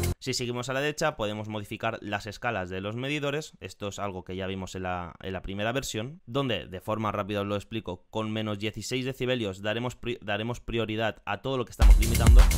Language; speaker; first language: Spanish; native; Spanish